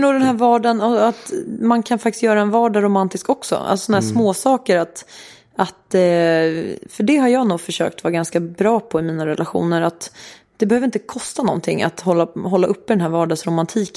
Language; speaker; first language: Swedish; native; Swedish